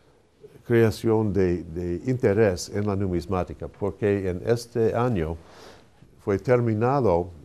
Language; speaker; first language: Spanish; non-native, fluent; English